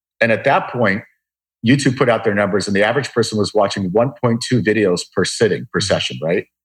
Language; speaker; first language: English; early bilingual, other home language; Russian